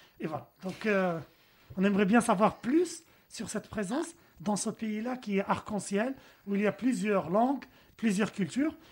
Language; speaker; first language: French; non-native, local second language; Arabic